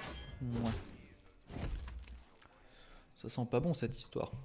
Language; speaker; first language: French; native; French